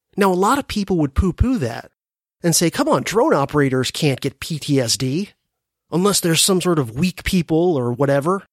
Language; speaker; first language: English; native; English